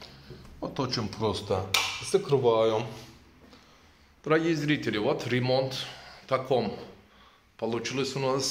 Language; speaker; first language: Russian; non-native, local second language; Turkish